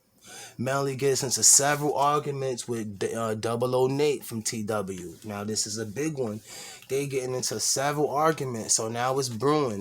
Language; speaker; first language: English; native; English